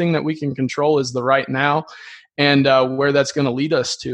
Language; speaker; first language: English; native; English